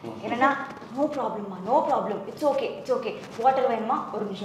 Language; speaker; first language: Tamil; non-native, learner; Telugu